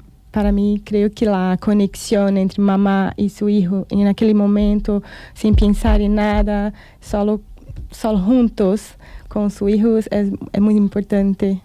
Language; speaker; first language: Spanish; non-native, learner; Portuguese